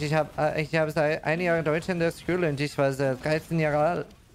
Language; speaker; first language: German; non-native, learner; Norwegian